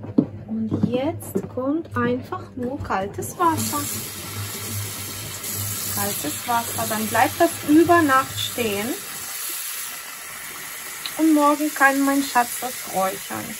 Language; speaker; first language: German; non-native, learner; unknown